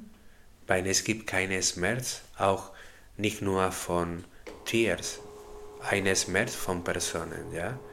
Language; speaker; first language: German; non-native, learner; Spanish